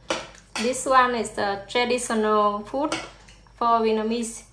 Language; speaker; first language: English; non-native, learner; Vietnamese